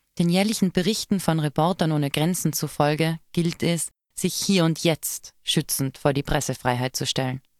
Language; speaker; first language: German; native; German